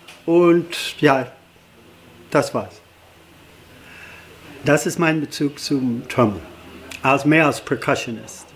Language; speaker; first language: German; non-native, fluent; English